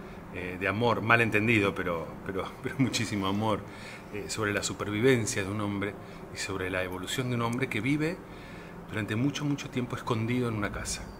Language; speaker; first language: Spanish; native; Spanish